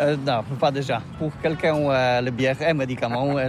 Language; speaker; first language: French; non-native, learner; Polish